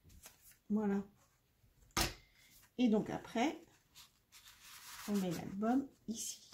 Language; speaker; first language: French; native; French